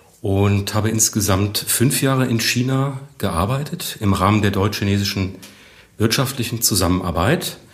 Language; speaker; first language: German; native; German